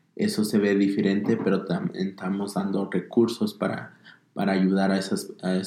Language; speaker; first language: Spanish; early bilingual, heritage; Spanish